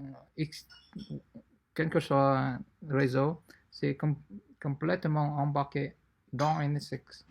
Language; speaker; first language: French; non-native, fluent; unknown